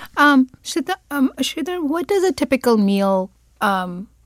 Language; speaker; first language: English; non-native, local second language; Malayalam